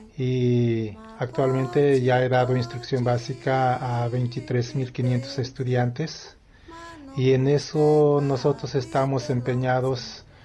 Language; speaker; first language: Spanish; non-native, local second language; Nahuatl languages